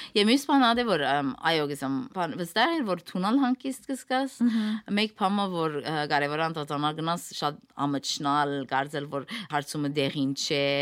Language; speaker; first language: Armenian; early bilingual, heritage; Armenian